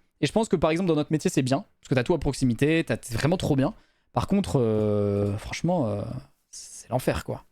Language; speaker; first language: French; native; French